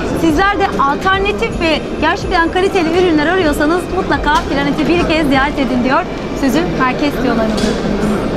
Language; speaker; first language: Turkish; native; Turkish